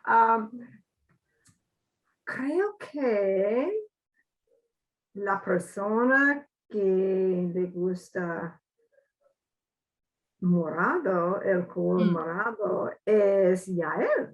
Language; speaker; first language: Spanish; non-native, learner; English